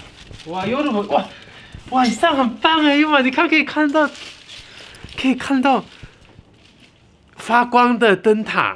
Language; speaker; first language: Chinese; native; Chinese